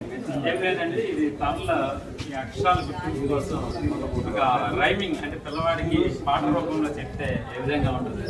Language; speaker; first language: Telugu; native; Telugu